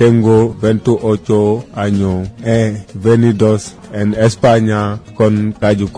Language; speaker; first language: Spanish; non-native, learner; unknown